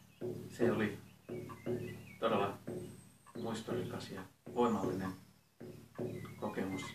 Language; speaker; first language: Finnish; native; Finnish